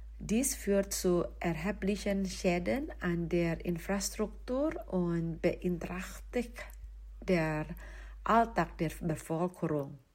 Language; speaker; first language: German; non-native, fluent; Indonesian